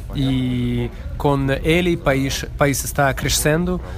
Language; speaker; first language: Portuguese; non-native, learner; Russian